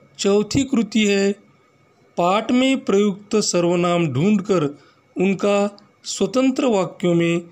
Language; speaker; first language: Hindi; non-native, local second language; Marathi